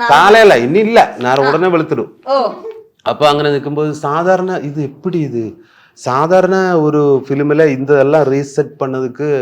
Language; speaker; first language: Tamil; non-native, learner; Malayalam